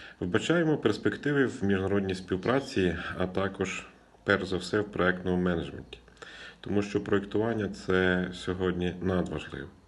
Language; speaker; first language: Ukrainian; native; Ukrainian